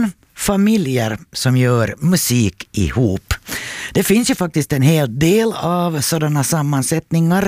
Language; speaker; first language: Swedish; native; Swedish